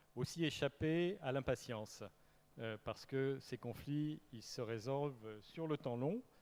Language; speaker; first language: French; native; French